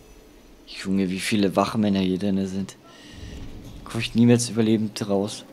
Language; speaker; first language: German; native; German